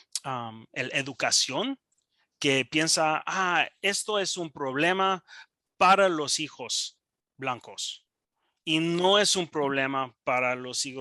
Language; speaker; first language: Spanish; non-native, learner; English